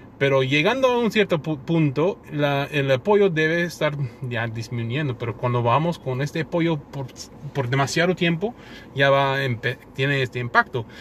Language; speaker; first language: Spanish; non-native, fluent; English